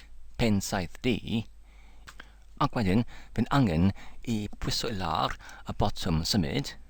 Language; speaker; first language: Welsh; non-native, learner; English